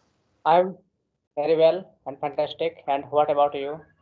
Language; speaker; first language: English; non-native, learner; Hindi